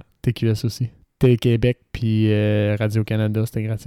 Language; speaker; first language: French; native; French